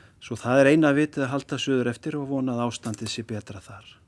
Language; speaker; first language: Icelandic; native; Icelandic